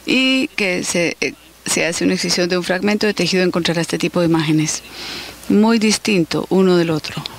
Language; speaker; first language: Spanish; native; Spanish